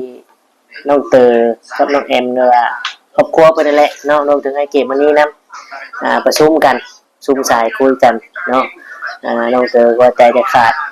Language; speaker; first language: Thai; non-native, local second language; Lao